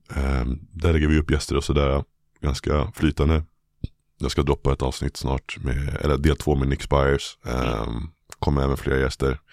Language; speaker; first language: Swedish; native; Swedish